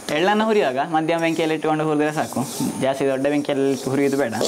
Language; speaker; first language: Kannada; native; Kannada